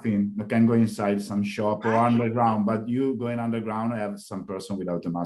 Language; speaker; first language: English; non-native, learner; Italian